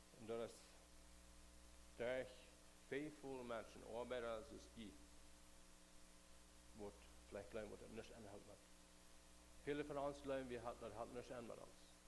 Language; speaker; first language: German; non-native, learner; Plautdietsch